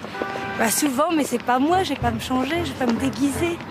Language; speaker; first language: French; native; French